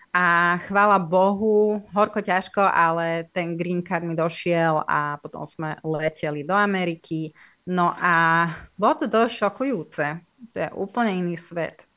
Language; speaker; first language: Slovak; non-native, local second language; Hungarian